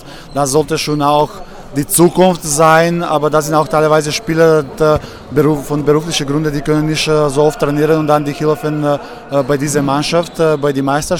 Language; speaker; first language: German; non-native, fluent; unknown